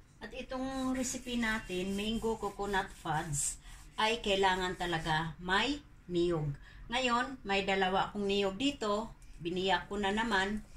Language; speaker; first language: Filipino; non-native, local second language; Cebuano